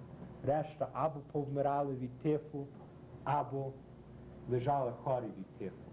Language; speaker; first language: Ukrainian; early bilingual, heritage; Ukrainian